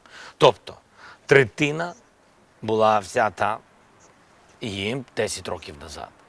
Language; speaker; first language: Ukrainian; non-native, local second language; Russian